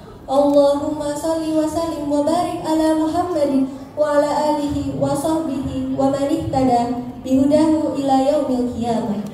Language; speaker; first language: Arabic; non-native, learner; Indonesian